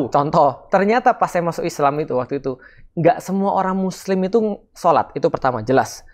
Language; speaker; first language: Indonesian; native; Indonesian